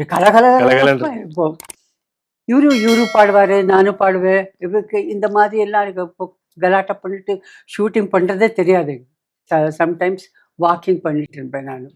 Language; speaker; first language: Tamil; non-native, local second language; Kannada